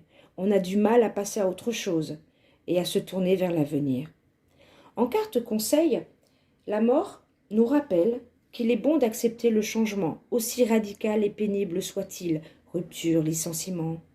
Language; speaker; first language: French; native; French